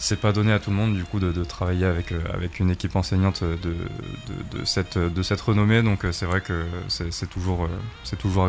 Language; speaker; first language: French; native; French